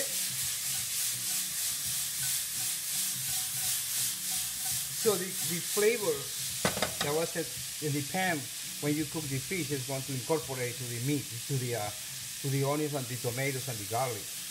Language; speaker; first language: English; non-native, fluent; Spanish